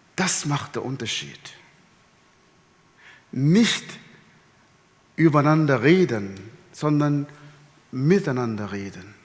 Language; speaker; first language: German; non-native, fluent; Arabic